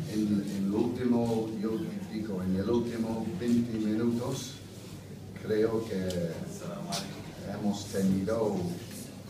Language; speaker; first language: Spanish; non-native, fluent; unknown